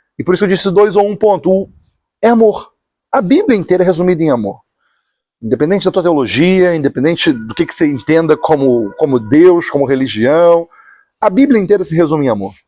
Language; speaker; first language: Portuguese; native; Portuguese